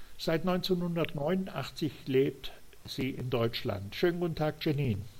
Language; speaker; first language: German; native; German